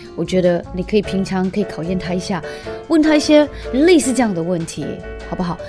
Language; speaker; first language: Chinese; non-native, fluent; Cantonese